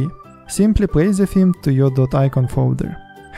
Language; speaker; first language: English; non-native, fluent; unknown